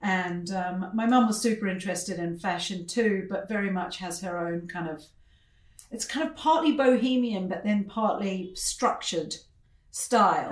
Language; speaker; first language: English; native; English